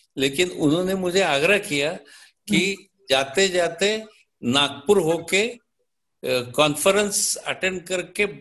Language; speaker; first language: Hindi; non-native, local second language; Marathi